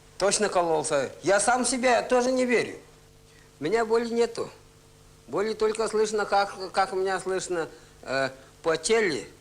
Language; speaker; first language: Russian; non-native, local second language; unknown